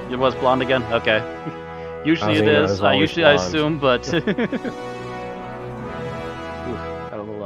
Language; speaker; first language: English; native; English